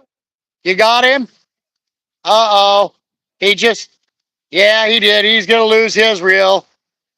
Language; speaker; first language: English; native; English